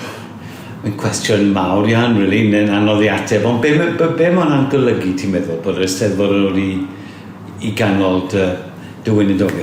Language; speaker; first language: Welsh; native; Welsh